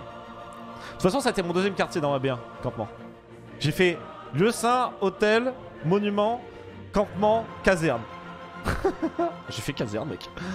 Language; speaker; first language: French; native; French